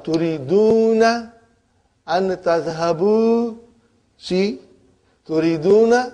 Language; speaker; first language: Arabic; non-native, fluent; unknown